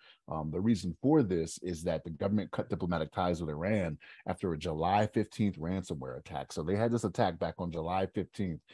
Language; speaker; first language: English; native; English